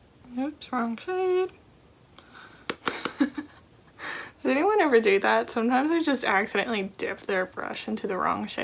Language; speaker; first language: English; native; English